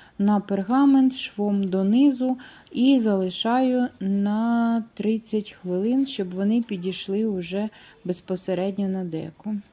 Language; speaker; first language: Ukrainian; native; Ukrainian